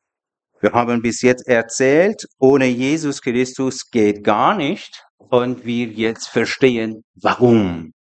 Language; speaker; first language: German; non-native, learner; Persian